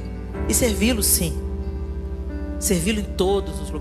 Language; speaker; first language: Portuguese; native; Portuguese